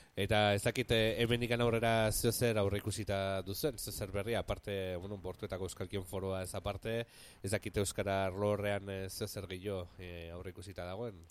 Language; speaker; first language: Basque; native; Basque